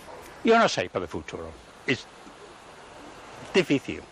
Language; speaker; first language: Spanish; non-native, learner; English